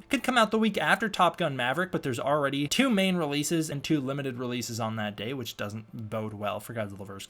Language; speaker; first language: English; native; English